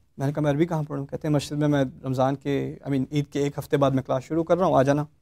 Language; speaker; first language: Urdu; native; Urdu